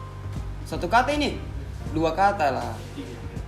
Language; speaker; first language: Indonesian; native; Indonesian